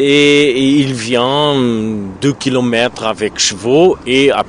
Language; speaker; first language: French; non-native, learner; Portuguese